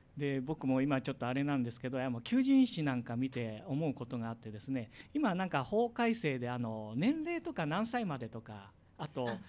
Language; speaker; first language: Japanese; native; Japanese